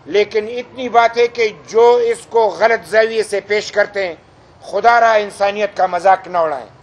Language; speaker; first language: Urdu; non-native, local second language; Pashto